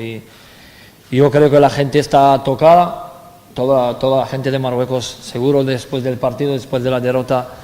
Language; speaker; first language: Spanish; non-native, fluent; French